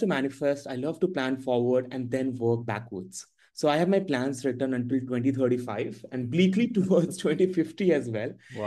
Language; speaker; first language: English; non-native, local second language; Hindi